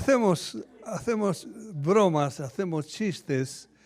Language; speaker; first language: Spanish; native; Spanish